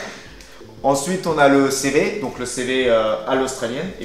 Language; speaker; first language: French; native; French